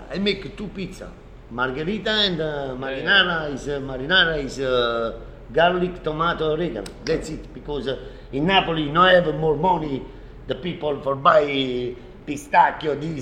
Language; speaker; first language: English; non-native, learner; Italian